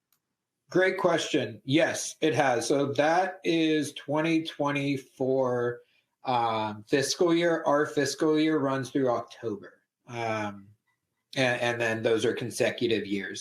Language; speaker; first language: English; native; English